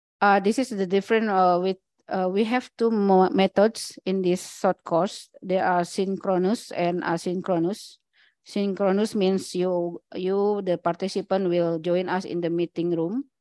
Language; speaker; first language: English; non-native, learner; Indonesian